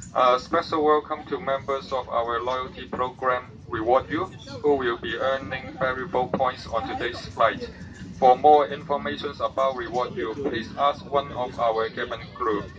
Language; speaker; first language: English; non-native, local second language; Cantonese